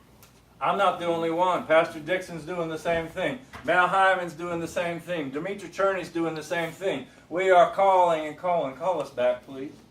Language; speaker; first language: English; native; English